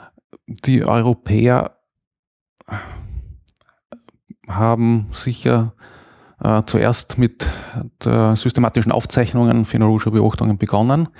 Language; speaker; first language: German; native; German